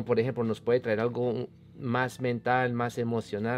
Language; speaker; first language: Spanish; native; Spanish